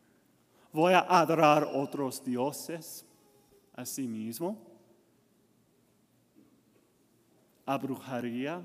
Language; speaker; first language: Spanish; non-native, learner; English